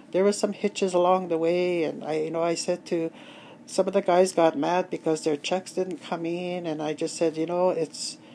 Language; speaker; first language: English; native; English